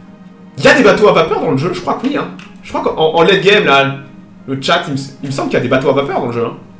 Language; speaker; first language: French; native; French